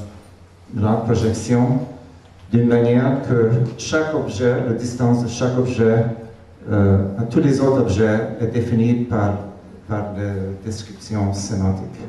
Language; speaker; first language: French; non-native, fluent; Hungarian